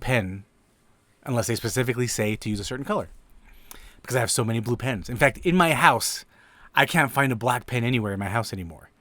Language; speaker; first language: English; native; English